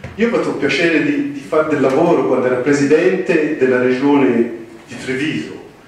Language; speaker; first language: Italian; early bilingual, heritage; English